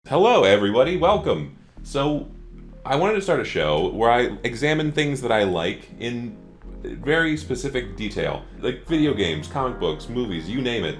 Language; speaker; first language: English; native; English